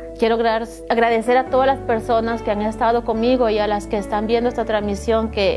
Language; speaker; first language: Spanish; native; Spanish